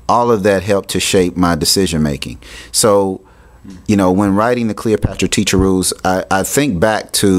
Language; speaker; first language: English; native; English